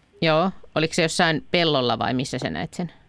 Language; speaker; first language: Finnish; native; Finnish